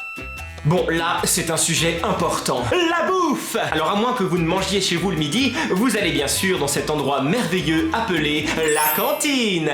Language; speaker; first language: French; native; French